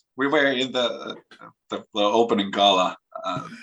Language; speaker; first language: English; non-native, fluent; Finnish